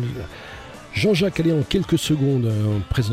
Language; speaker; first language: French; native; French